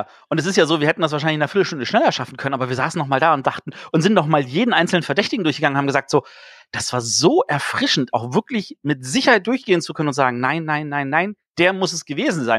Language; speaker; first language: German; native; German